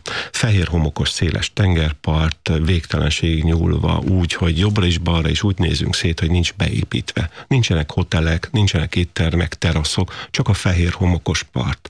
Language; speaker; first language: Hungarian; native; Hungarian